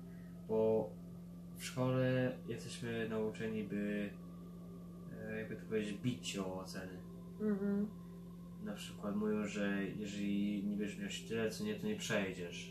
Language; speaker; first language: Polish; early bilingual, heritage; Polish